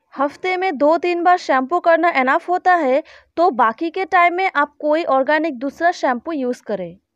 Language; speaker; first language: Hindi; non-native, local second language; Bangla